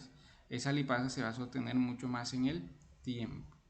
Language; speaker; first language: Spanish; native; Spanish